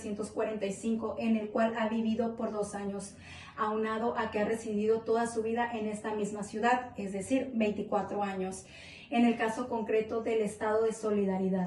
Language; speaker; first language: Spanish; native; Spanish